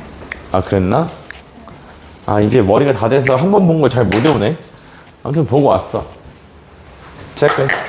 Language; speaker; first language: Korean; native; Korean